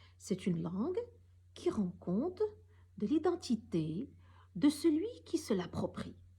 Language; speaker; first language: French; non-native, local second language; Arabic